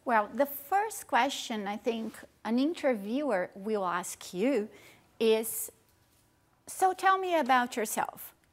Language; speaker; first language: English; non-native, fluent; Portuguese